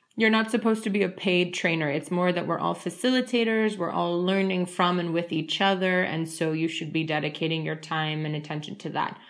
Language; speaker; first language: English; native; English